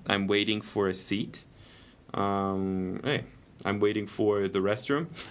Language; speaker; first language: English; native; English